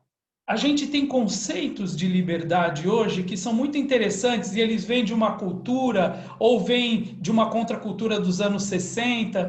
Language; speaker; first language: Portuguese; native; Portuguese